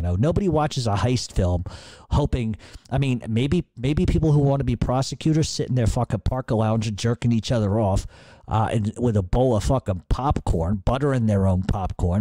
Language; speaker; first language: English; native; English